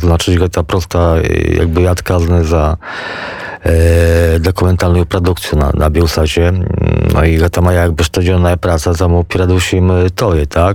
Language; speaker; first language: Polish; non-native, local second language; Belarusian